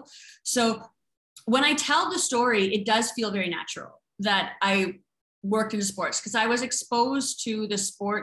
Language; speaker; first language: English; native; English